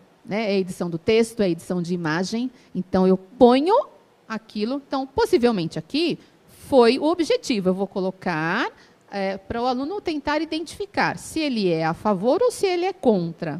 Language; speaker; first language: Portuguese; native; Portuguese